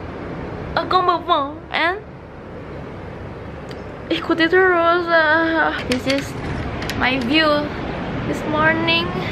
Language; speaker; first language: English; non-native, learner; Indonesian